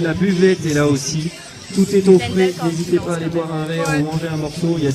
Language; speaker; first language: French; native; French